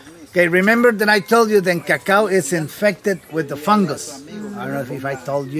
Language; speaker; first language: English; non-native, fluent; Spanish